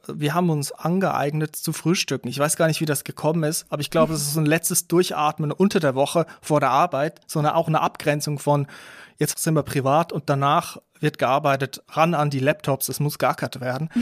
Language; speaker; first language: German; native; German